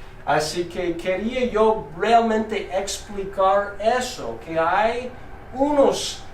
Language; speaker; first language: Spanish; non-native, fluent; English